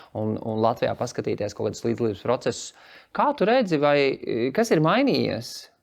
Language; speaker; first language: Latvian; native; Latvian